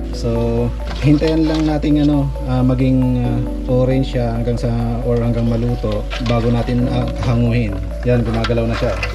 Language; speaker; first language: Filipino; non-native, local second language; Iloko